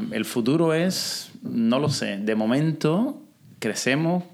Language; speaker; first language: Spanish; native; Spanish